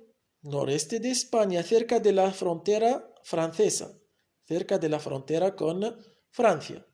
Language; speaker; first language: Spanish; non-native, fluent; Arabic